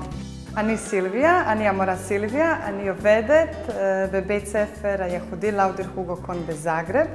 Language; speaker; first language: Hebrew; non-native, fluent; Croatian